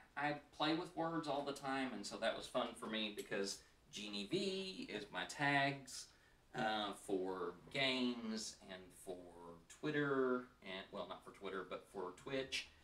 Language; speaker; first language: English; native; English